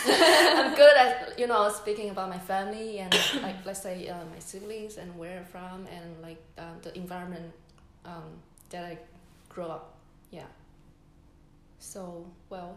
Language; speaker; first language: English; non-native, fluent; Chinese